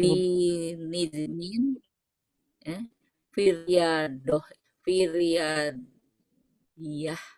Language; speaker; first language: Arabic; non-native, learner; Indonesian